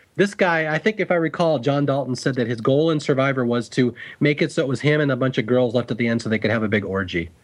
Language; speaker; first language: English; native; English